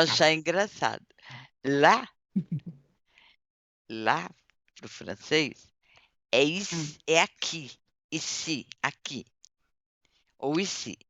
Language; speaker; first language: Portuguese; non-native, fluent; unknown